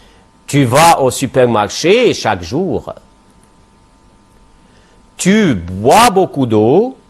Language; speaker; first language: French; non-native, fluent; Arabic